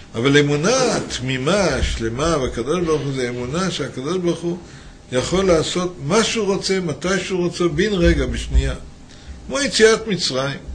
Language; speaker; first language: Hebrew; native; Hebrew